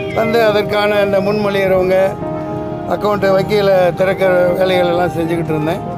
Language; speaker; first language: Tamil; native; Tamil